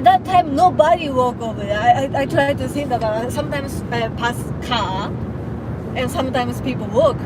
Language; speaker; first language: English; non-native, learner; Japanese